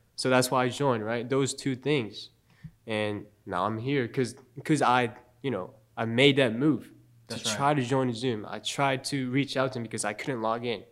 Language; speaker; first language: English; non-native, fluent; Japanese